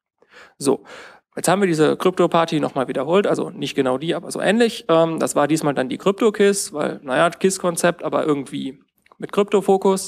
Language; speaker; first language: German; native; German